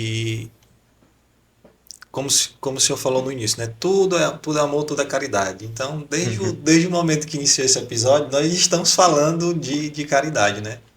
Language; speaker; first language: Portuguese; native; Portuguese